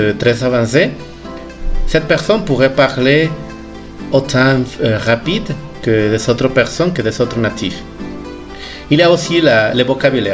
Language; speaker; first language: French; non-native, fluent; Spanish